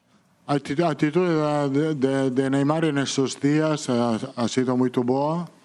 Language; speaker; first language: Portuguese; non-native, fluent; Italian